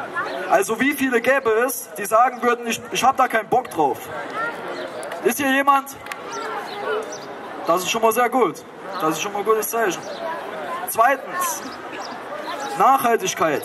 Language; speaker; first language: German; native; German